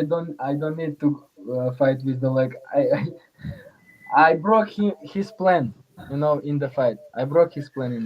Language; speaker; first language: English; non-native, learner; Uzbek